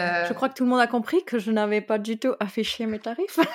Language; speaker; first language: French; native; French